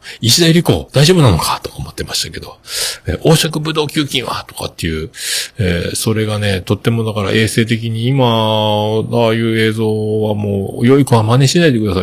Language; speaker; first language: Japanese; native; Japanese